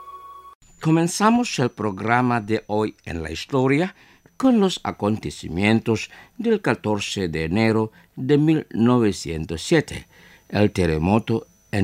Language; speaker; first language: Spanish; non-native, fluent; Indonesian